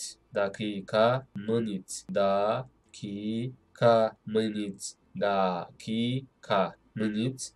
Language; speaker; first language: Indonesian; non-native, learner; Turkish